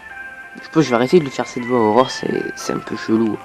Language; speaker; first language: French; native; French